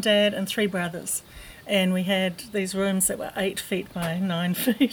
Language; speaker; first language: English; native; English